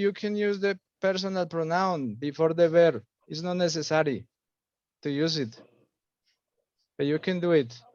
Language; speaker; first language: English; non-native, fluent; Spanish